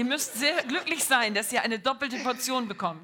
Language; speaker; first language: German; non-native, learner; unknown